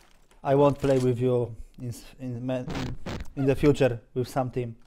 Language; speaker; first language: English; non-native, learner; Polish